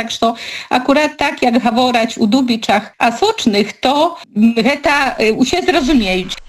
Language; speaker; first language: Belarusian; native; Belarusian